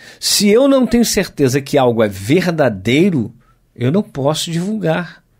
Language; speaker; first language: Portuguese; native; Portuguese